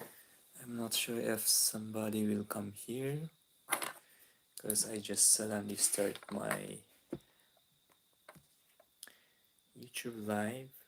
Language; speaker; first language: English; non-native, local second language; Filipino